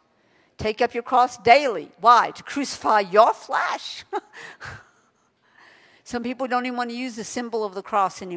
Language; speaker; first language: English; native; English